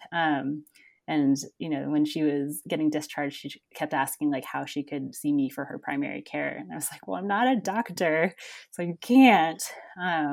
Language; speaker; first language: English; native; English